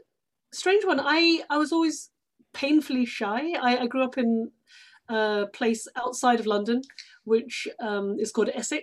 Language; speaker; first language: English; native; English